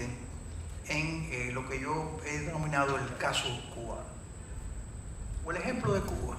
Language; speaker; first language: Spanish; native; Spanish